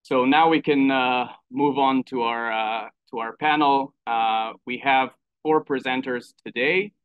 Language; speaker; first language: English; non-native, fluent; Hebrew